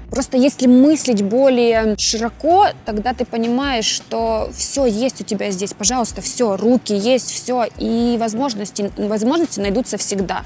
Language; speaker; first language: Russian; native; Russian